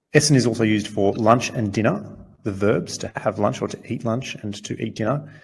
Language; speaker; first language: English; native; English